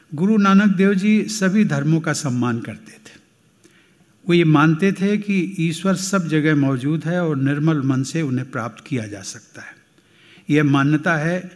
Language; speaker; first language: Hindi; native; Hindi